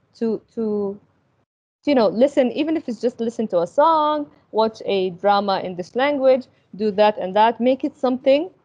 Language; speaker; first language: English; early bilingual, other home language; Arabic